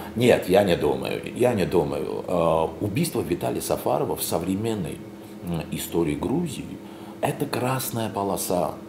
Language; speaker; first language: Russian; non-native, local second language; Georgian